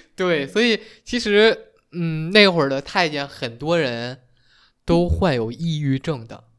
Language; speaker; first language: Chinese; native; Chinese